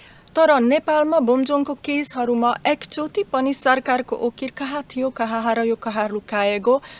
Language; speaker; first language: Nepali; non-native, fluent; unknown